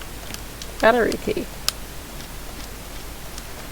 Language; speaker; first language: English; native; English